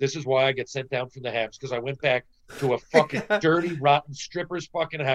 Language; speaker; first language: English; native; English